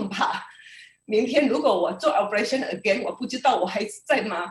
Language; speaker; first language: Chinese; early bilingual, heritage; Indonesian